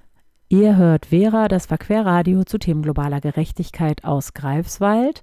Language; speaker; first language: German; native; German